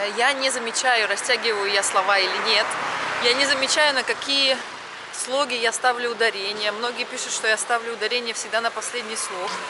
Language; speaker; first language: Russian; native; Russian